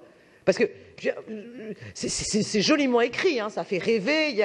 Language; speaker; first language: French; native; French